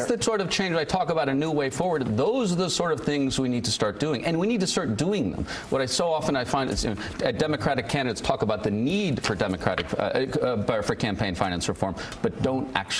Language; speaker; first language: English; native; English